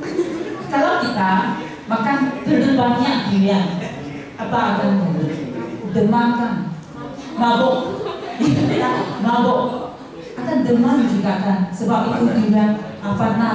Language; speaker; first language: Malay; non-native, local second language; Chinese